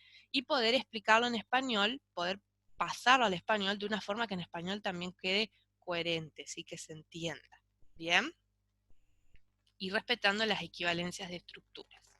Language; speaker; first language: Spanish; native; Spanish